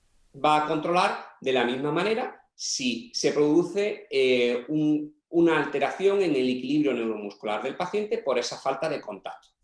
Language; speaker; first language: Spanish; native; Spanish